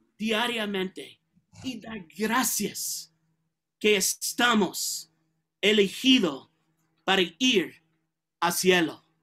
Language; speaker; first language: Spanish; non-native, learner; English